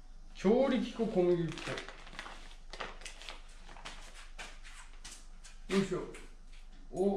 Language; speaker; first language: Japanese; native; Japanese